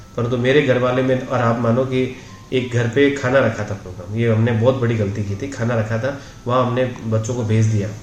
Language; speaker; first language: Hindi; native; Hindi